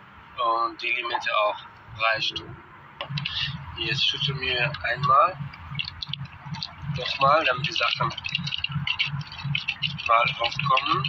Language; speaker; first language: German; non-native, fluent; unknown